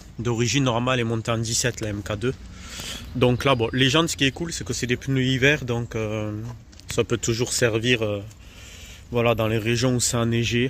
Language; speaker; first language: French; native; French